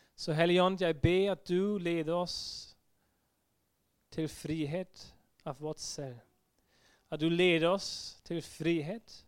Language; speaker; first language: Norwegian; non-native, fluent; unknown